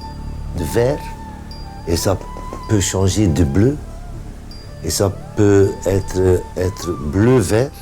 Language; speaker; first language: French; non-native, local second language; Dutch